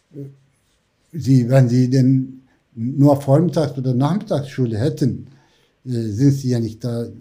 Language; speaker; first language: German; non-native, fluent; Turkish